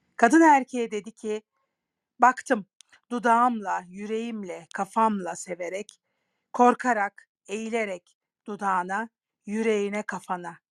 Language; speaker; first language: Turkish; native; Turkish